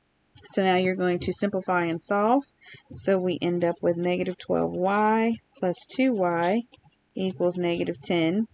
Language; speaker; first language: English; native; English